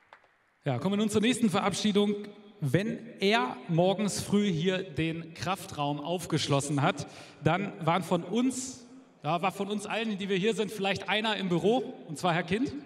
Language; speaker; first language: German; native; German